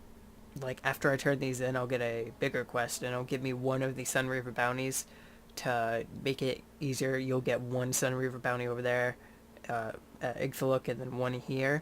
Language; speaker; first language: English; native; English